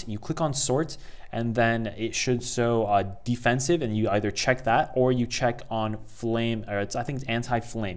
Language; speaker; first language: English; native; English